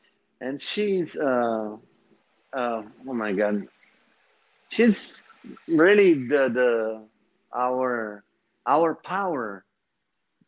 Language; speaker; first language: English; non-native, fluent; Portuguese